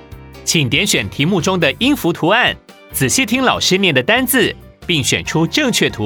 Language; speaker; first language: Chinese; native; Chinese